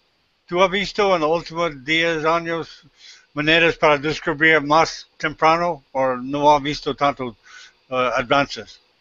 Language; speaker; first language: Spanish; non-native, learner; English